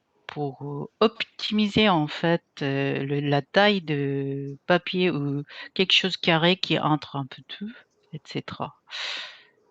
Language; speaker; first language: French; non-native, fluent; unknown